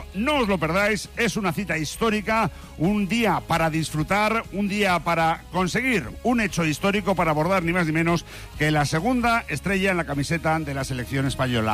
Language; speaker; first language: Spanish; native; Spanish